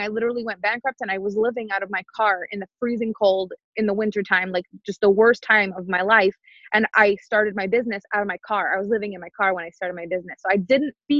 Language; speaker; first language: English; non-native, fluent; French